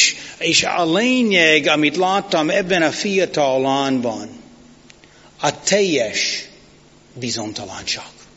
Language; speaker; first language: Hungarian; non-native, fluent; English